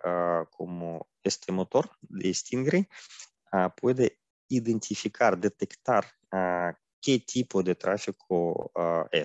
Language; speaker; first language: Spanish; non-native, fluent; Russian